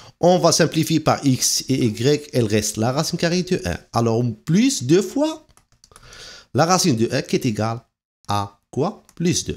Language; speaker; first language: French; non-native, local second language; Arabic